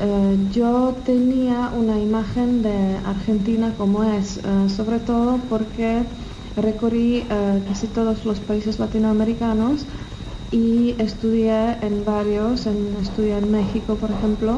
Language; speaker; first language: Spanish; non-native, fluent; Czech